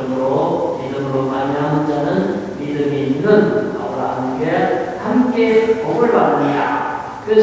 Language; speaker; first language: Korean; native; Korean